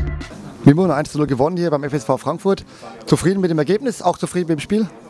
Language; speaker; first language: German; native; German